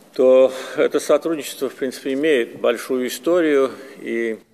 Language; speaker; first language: Russian; non-native, local second language; Azerbaijani